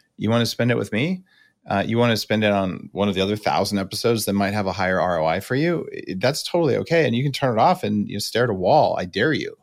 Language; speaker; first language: English; native; English